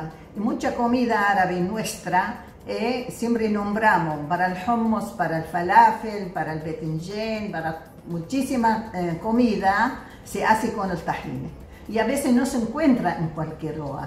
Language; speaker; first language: Spanish; non-native, fluent; Arabic